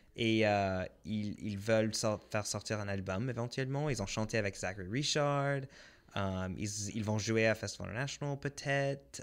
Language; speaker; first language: French; non-native, local second language; English